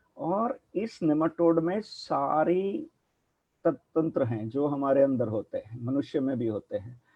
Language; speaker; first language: Hindi; non-native, local second language; Punjabi